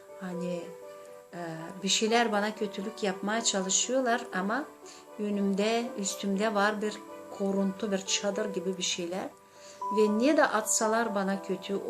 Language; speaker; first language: Turkish; non-native, learner; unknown